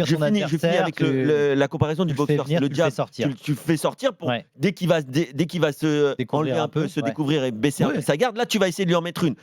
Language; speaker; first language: French; native; French